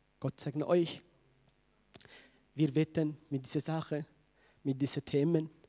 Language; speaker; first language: German; non-native, learner; Tigrinya